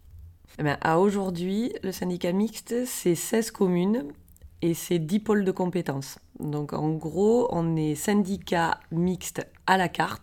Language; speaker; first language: French; native; French